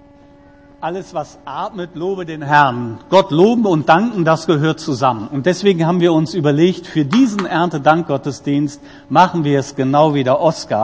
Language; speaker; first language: German; native; German